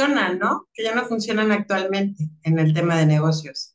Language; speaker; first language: Spanish; native; Spanish